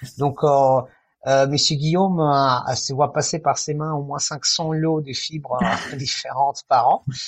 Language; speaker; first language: French; non-native, fluent; Italian